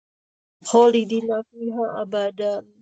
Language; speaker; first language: Arabic; non-native, learner; Indonesian